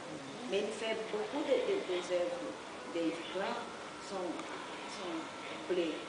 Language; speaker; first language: French; non-native, learner; Portuguese